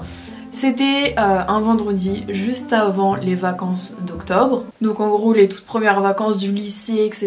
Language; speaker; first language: French; native; French